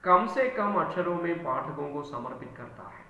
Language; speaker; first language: Hindi; non-native, local second language; Malayalam